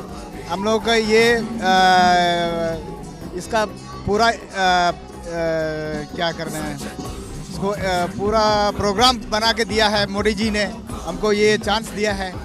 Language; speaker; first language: Hindi; non-native, local second language; Tamil